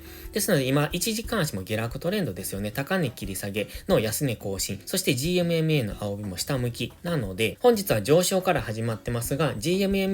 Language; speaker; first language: Japanese; native; Japanese